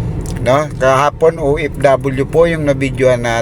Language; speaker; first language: Filipino; native; Filipino